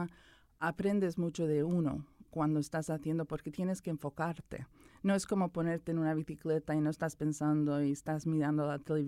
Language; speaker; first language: Spanish; early bilingual, other home language; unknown